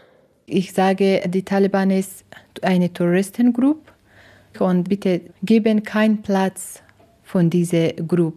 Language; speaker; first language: German; non-native, learner; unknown